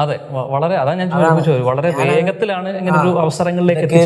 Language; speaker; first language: Malayalam; native; Malayalam